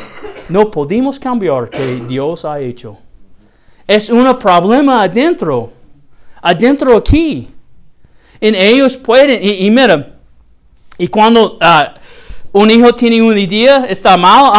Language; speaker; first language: Spanish; non-native, learner; English